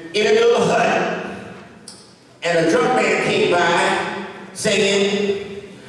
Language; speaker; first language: English; native; English